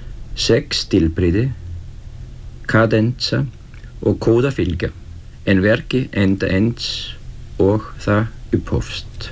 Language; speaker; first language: Icelandic; non-native, fluent; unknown